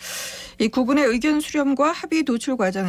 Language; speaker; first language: Korean; native; Korean